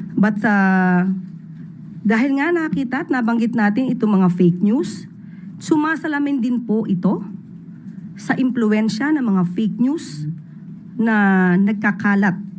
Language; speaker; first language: Filipino; native; Filipino